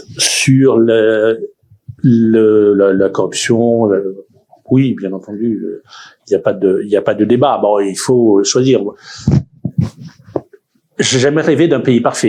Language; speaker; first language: French; native; French